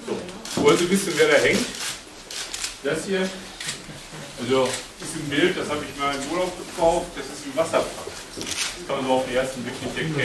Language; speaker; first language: German; native; German